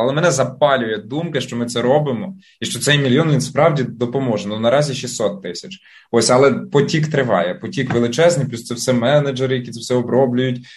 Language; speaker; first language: Ukrainian; native; Ukrainian